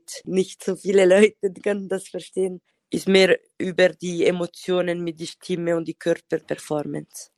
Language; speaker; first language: German; non-native, local second language; Italian